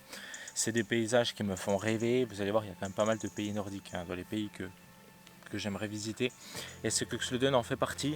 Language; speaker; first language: French; native; French